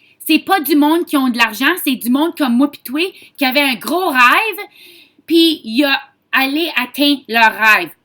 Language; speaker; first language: French; native; French